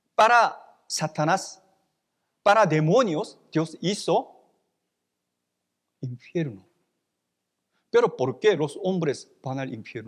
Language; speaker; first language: Spanish; non-native, fluent; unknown